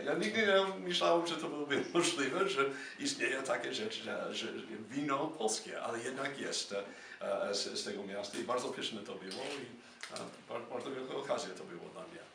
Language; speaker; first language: Polish; non-native, fluent; English